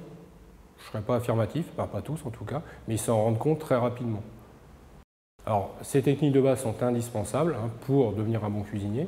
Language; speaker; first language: French; native; French